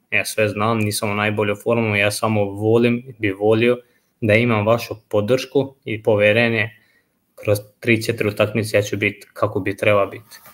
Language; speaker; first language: Croatian; non-native, fluent; Albanian